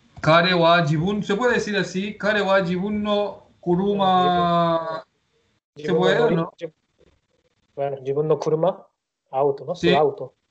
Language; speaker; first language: Japanese; non-native, fluent; Spanish